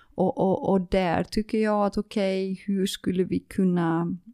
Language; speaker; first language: Swedish; non-native, fluent; Dutch